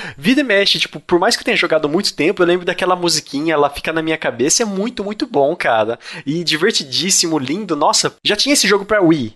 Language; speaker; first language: Portuguese; native; Portuguese